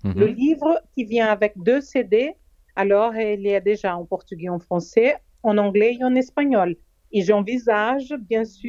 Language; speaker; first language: French; non-native, fluent; Portuguese